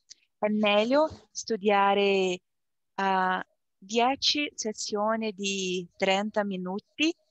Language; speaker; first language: Italian; non-native, learner; Portuguese